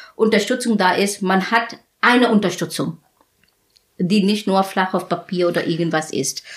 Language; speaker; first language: German; non-native, fluent; Bangla